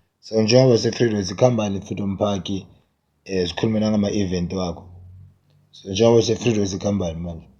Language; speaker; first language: Zulu; native; Zulu